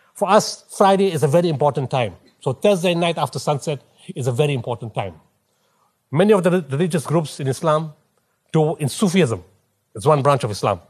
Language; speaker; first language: English; native; English